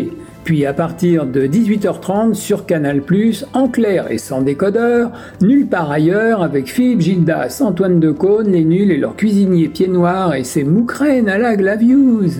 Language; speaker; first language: French; native; French